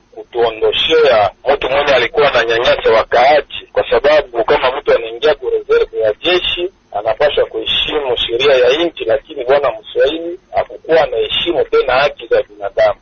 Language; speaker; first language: Swahili; native; Swahili